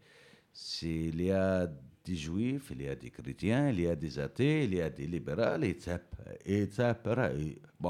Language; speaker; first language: French; non-native, learner; Berber languages